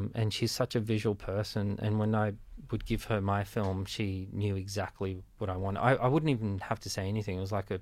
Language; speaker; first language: English; native; English